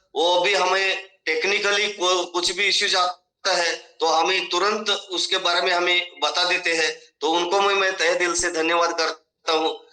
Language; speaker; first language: Hindi; non-native, local second language; Marathi